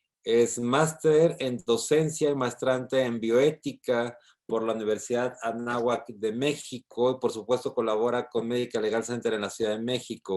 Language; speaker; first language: Spanish; native; Spanish